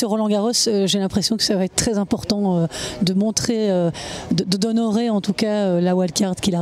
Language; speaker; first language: French; native; French